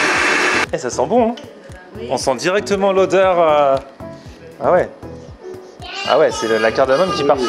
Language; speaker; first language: French; native; French